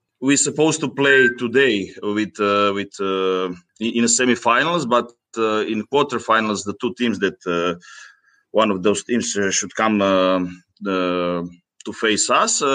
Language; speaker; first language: English; non-native, fluent; Greek